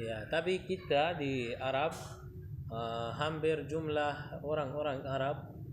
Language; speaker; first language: Indonesian; non-native, learner; Arabic